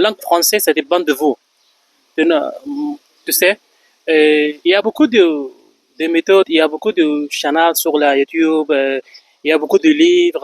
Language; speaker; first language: French; non-native, fluent; Arabic